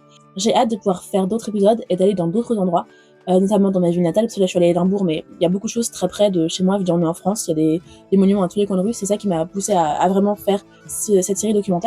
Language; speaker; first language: French; native; French